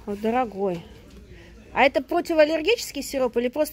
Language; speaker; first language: Russian; native; Russian